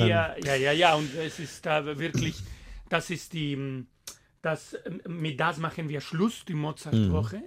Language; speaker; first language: German; non-native, fluent; Spanish